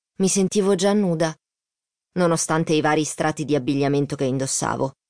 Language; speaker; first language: Italian; native; Italian